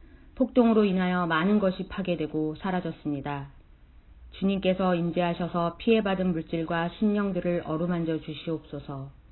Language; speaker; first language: Korean; native; Korean